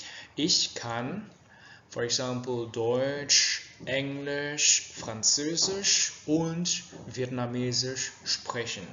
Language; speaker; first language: German; non-native, fluent; Vietnamese